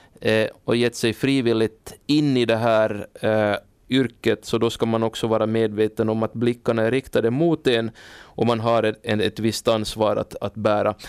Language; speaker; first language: Swedish; native; Swedish